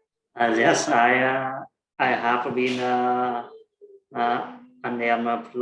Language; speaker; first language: English; non-native, learner; Vietnamese